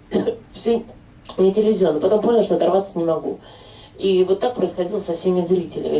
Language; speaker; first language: Russian; native; Russian